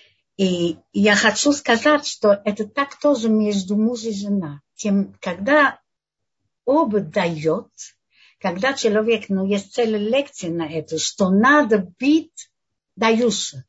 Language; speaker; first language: Russian; non-native, learner; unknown